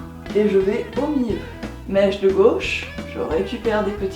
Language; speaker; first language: French; native; French